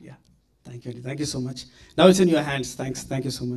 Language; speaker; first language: Telugu; native; Telugu